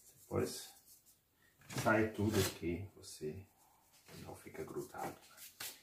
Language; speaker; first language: Portuguese; non-native, fluent; German